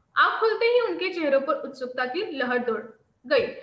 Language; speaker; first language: Hindi; non-native, local second language; Marathi